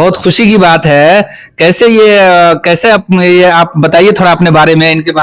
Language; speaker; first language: Urdu; native; Urdu